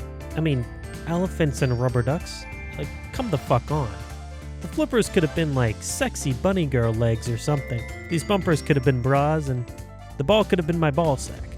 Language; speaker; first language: English; native; English